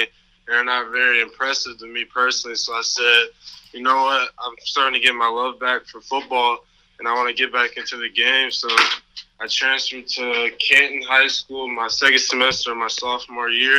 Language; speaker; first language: English; native; English